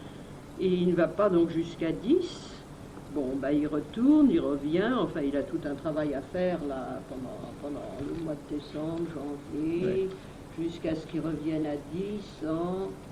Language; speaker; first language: French; native; French